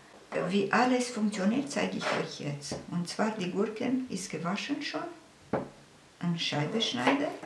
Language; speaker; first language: German; non-native, fluent; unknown